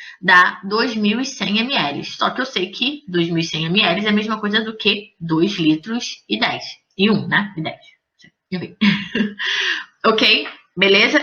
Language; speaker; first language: Portuguese; native; Portuguese